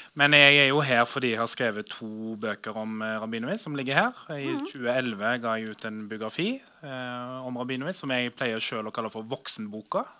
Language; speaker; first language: Norwegian; native; Norwegian